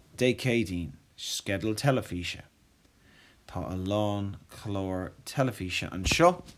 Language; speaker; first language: Irish; non-native, local second language; English